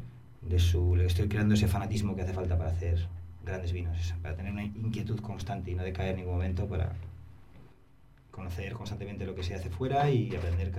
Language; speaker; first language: Spanish; native; Spanish